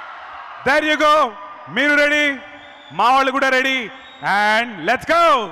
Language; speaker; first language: Telugu; native; Telugu